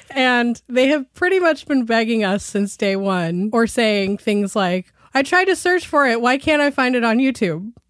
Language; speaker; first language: English; native; English